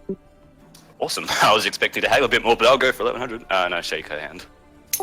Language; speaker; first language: English; native; English